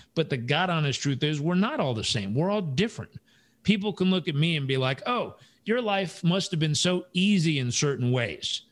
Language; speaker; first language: English; native; English